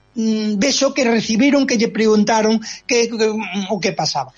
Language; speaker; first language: Spanish; non-native, local second language; Galician